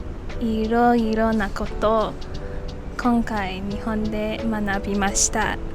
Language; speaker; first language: Japanese; non-native, learner; English